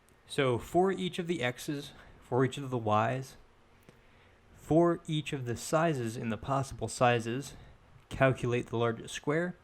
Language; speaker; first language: English; native; English